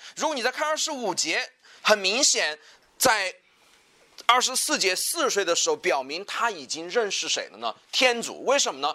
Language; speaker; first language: Chinese; native; Chinese